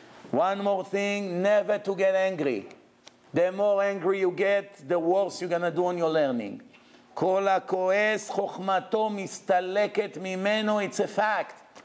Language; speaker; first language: English; non-native, fluent; Hebrew